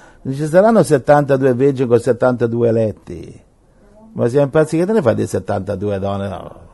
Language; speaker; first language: Italian; native; Italian